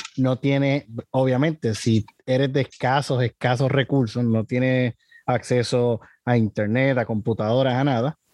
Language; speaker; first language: Spanish; native; Spanish